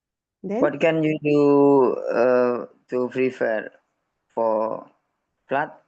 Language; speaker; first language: English; non-native, learner; Indonesian